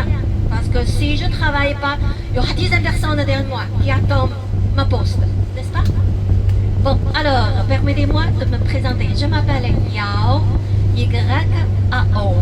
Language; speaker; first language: French; non-native, fluent; Chinese